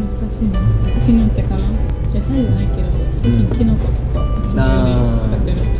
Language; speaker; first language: Japanese; non-native, fluent; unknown